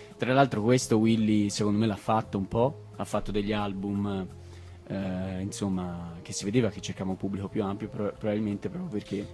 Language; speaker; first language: Italian; native; Italian